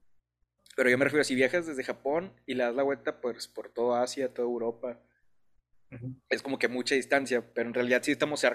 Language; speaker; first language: Spanish; native; Spanish